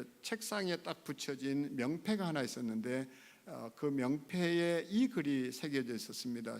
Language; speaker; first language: Korean; native; Korean